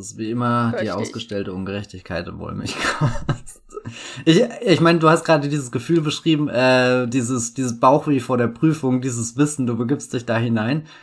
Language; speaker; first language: German; native; German